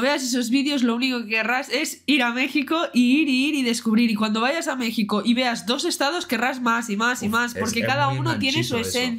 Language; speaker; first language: Spanish; native; Spanish